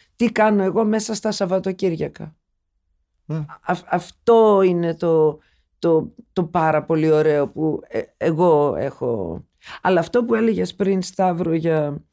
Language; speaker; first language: Greek; early bilingual, other home language; Turkish